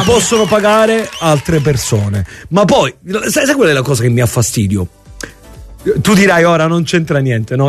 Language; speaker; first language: Italian; native; Italian